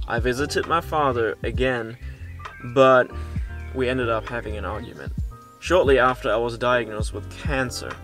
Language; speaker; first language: English; early bilingual, heritage; German